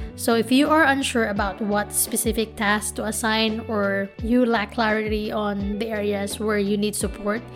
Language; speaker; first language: English; non-native, local second language; Filipino